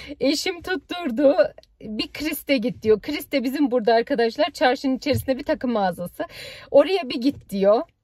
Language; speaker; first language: Turkish; early bilingual, heritage; Turkish